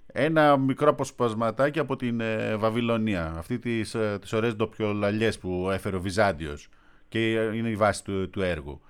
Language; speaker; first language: Greek; native; Greek